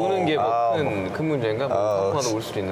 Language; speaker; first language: Korean; native; Korean